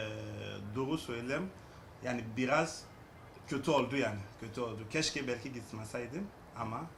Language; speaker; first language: Turkish; non-native, learner; French